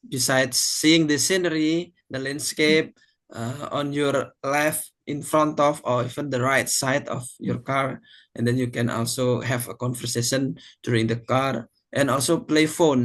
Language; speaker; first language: English; non-native, fluent; Indonesian